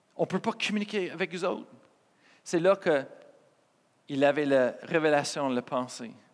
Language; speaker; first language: French; non-native, fluent; English